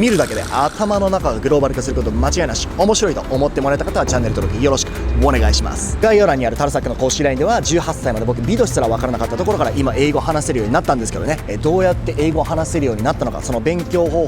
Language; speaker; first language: Japanese; native; Japanese